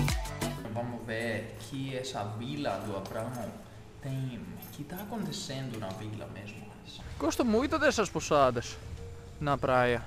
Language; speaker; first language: Portuguese; non-native, learner; Greek